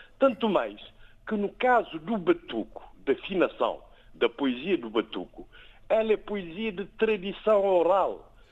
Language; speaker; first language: Portuguese; non-native, local second language; Kabuverdianu